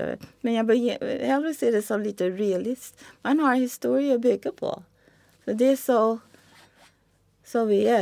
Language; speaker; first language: Swedish; non-native, fluent; English